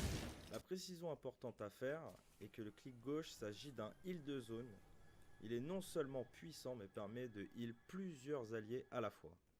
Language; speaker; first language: French; native; French